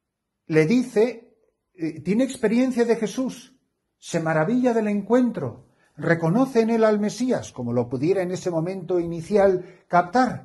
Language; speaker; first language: Spanish; native; Spanish